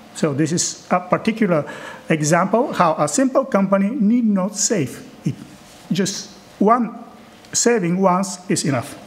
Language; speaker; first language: English; non-native, fluent; Bulgarian